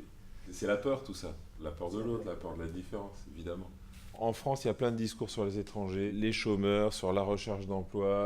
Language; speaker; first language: French; native; French